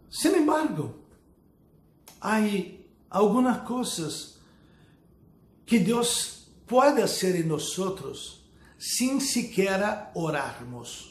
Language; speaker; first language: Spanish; non-native, fluent; Portuguese